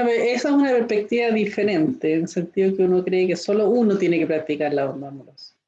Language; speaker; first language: Spanish; native; Spanish